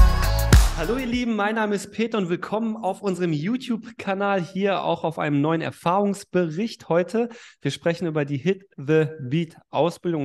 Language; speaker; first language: German; native; German